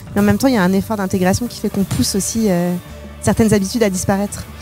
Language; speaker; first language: French; native; French